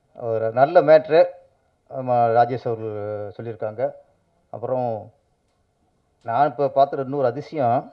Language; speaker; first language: Tamil; native; Tamil